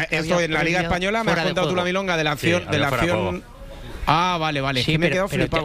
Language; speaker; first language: Spanish; native; Spanish